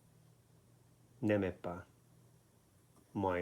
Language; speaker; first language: French; non-native, learner; Korean